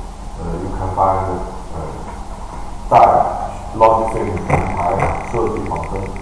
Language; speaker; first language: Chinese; native; Chinese